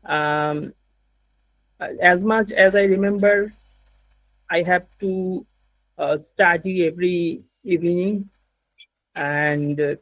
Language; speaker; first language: English; non-native, learner; Bangla